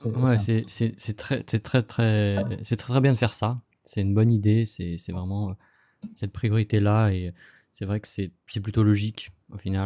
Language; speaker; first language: French; native; French